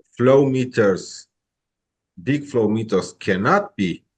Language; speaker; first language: English; non-native, fluent; Romanian